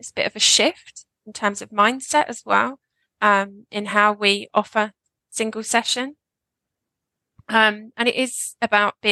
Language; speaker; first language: English; native; English